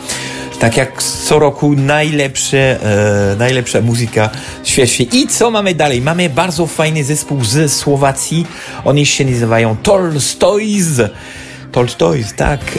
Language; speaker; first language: Polish; non-native, fluent; French